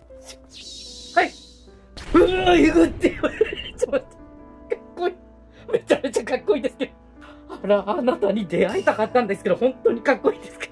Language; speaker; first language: Japanese; native; Japanese